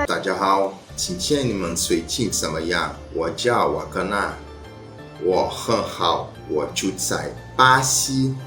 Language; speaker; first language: Chinese; non-native, learner; Portuguese